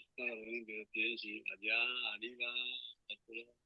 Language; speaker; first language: Spanish; non-native, learner; Chinese